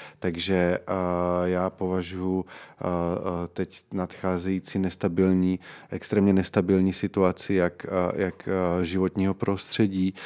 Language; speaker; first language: Czech; native; Czech